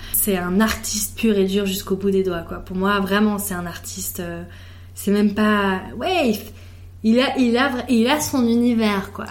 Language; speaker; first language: French; native; French